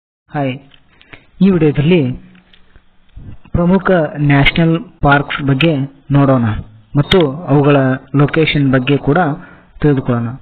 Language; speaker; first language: Kannada; native; Kannada